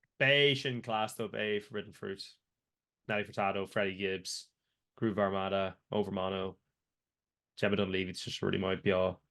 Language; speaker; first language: Irish; native; Irish